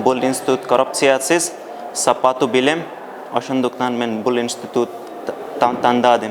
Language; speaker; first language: Kyrgyz; non-native, learner; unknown